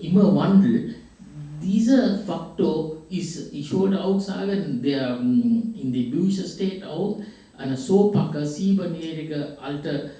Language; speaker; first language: German; non-native, fluent; Sinhala